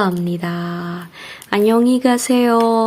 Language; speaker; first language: Korean; non-native, learner; Indonesian